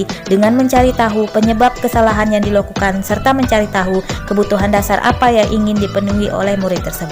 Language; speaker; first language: Indonesian; native; Indonesian